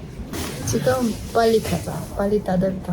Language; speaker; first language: Korean; non-native, learner; Persian